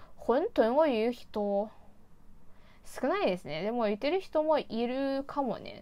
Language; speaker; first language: Japanese; non-native, fluent; Chinese